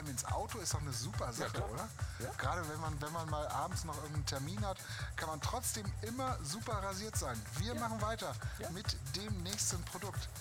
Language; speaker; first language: German; native; German